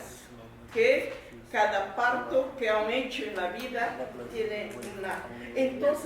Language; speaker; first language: Spanish; non-native, fluent; English